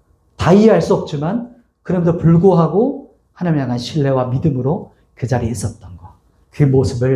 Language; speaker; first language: Korean; native; Korean